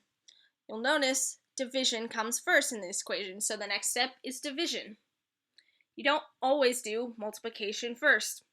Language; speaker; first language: English; native; English